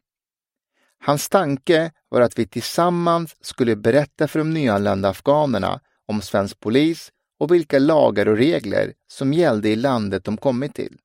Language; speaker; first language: Swedish; early bilingual, other home language; Persian